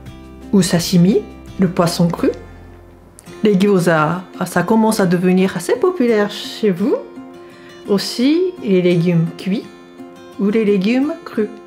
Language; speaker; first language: French; non-native, fluent; Japanese